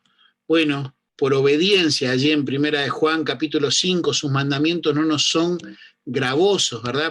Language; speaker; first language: Spanish; native; Spanish